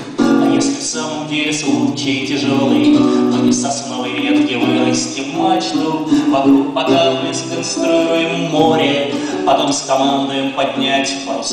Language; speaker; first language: Russian; native; Russian